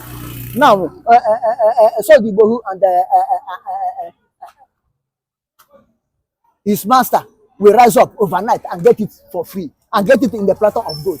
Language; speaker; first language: English; non-native, local second language; Igbo